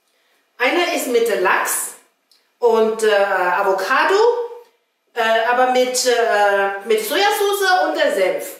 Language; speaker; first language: German; non-native, fluent; Chinese